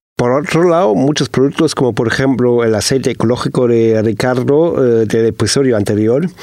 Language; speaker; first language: Spanish; non-native, fluent; German